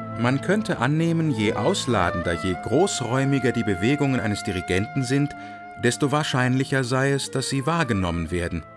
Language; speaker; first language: German; native; German